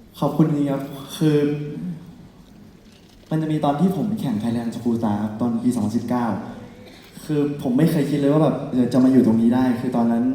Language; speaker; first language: Thai; native; Thai